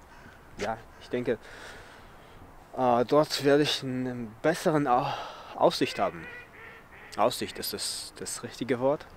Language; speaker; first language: German; early bilingual, other home language; Chechen